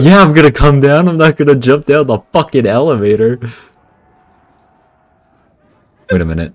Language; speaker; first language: English; native; English